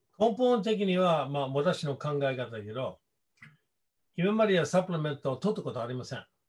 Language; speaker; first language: Japanese; non-native, fluent; English